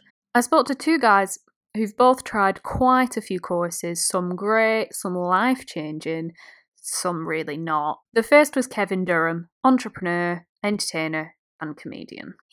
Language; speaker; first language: English; native; English